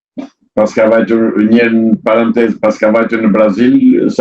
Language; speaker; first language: Albanian; native; Albanian